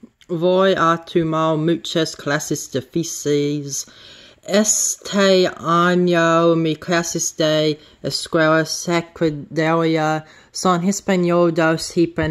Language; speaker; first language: Spanish; non-native, learner; English